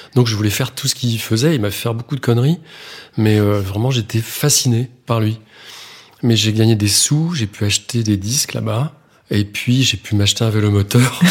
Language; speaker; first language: French; native; French